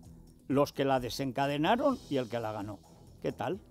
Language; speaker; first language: Spanish; native; Spanish